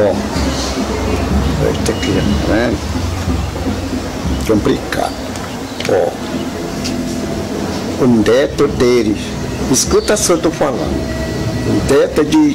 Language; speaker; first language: Portuguese; non-native, local second language; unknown